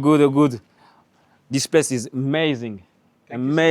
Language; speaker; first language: English; non-native, learner; French